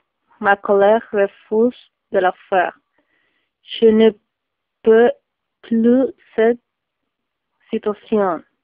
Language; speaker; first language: French; non-native, learner; Spanish